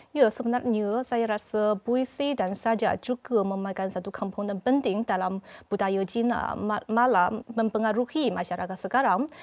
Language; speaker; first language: Malay; non-native, fluent; Chinese